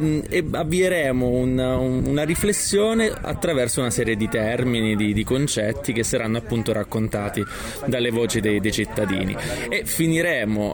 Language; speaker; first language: Italian; native; Italian